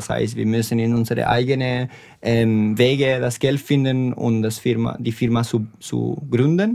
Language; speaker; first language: German; non-native, fluent; Spanish